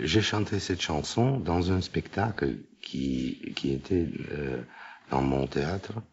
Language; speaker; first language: French; non-native, learner; Russian